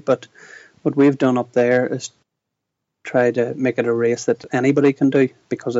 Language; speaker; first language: English; native; English